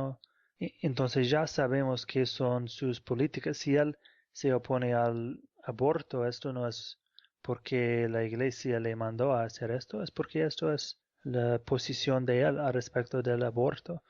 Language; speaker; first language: Spanish; non-native, fluent; English